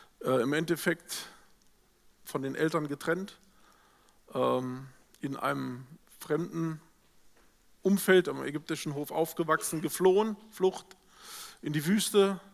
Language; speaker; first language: German; native; German